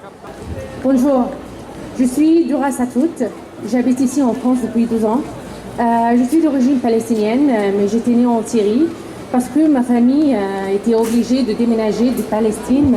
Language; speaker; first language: French; non-native, learner; Arabic